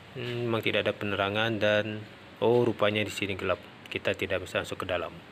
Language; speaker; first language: Indonesian; non-native, local second language; Minangkabau